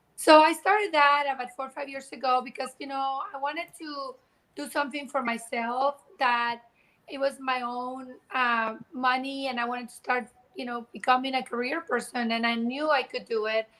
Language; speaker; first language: English; non-native, fluent; Spanish